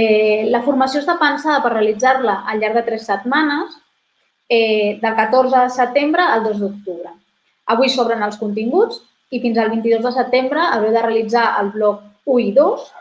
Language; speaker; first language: Catalan; native; Catalan